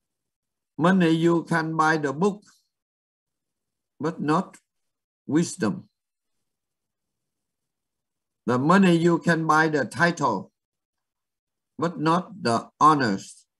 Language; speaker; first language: English; non-native, learner; Vietnamese